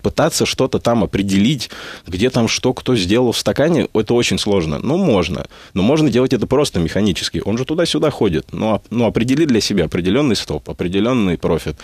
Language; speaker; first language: Russian; native; Russian